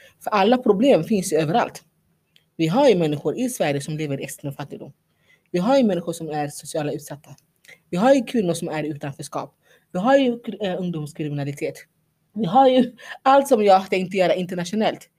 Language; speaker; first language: Swedish; non-native, fluent; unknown